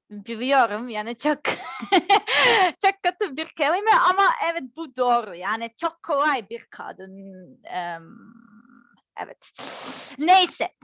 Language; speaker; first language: Turkish; non-native, learner; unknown